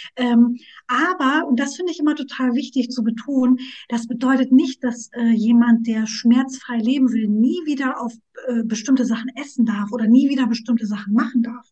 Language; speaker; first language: German; early bilingual, other home language; Turkish